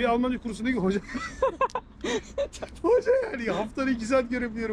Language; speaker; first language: Turkish; native; Turkish